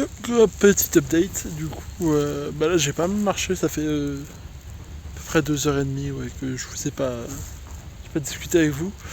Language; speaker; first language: French; native; French